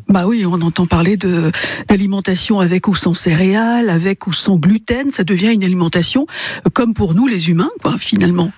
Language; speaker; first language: French; native; French